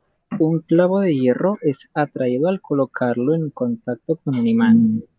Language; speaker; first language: Spanish; native; Spanish